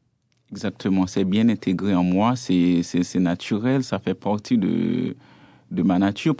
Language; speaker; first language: French; non-native, local second language; Haitian Creole